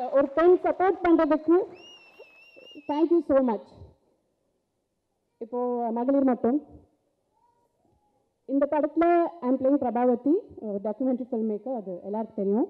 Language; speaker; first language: Tamil; non-native, fluent; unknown